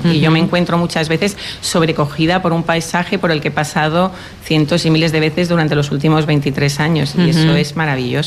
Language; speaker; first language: Spanish; native; Spanish